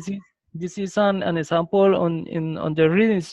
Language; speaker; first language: English; non-native, learner; Spanish